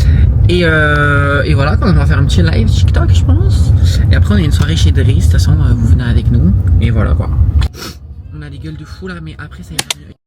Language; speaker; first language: French; native; French